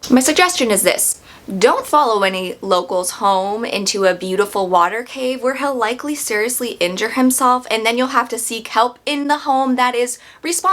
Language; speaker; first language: English; native; English